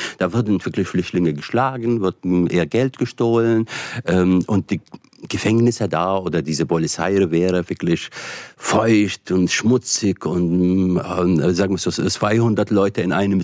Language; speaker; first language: German; non-native, fluent; Arabic